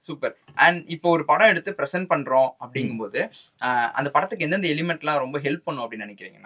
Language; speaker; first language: Tamil; native; Tamil